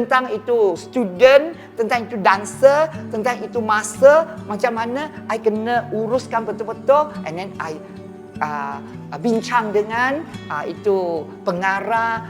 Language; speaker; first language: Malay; non-native, local second language; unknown